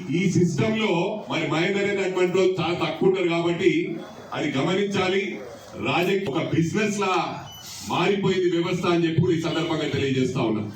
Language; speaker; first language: Telugu; native; Telugu